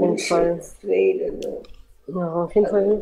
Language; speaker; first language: German; native; German